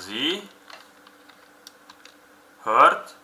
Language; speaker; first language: German; non-native, fluent; Uzbek